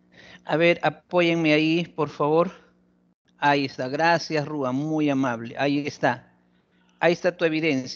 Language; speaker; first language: Spanish; native; Spanish